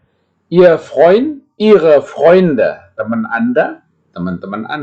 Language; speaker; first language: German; non-native, fluent; Indonesian